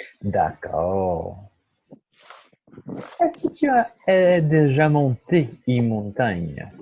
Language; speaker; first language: French; non-native, fluent; Portuguese